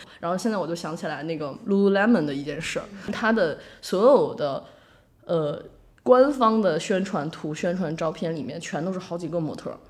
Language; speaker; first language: Chinese; native; Chinese